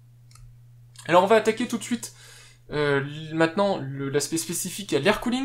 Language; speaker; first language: French; native; French